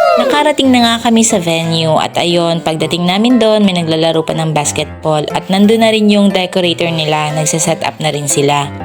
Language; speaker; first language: Filipino; non-native, local second language; Bikol